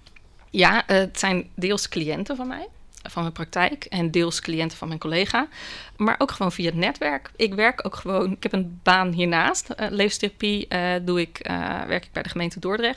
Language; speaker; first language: Dutch; native; Dutch